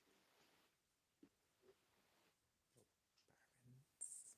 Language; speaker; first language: English; non-native, learner; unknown